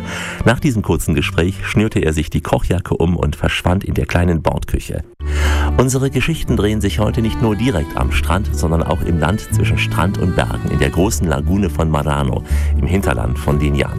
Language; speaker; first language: German; native; German